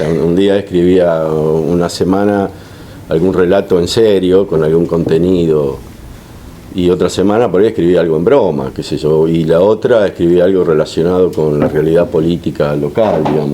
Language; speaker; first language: Spanish; native; Spanish